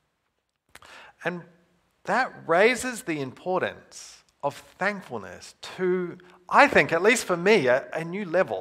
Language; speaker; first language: English; native; English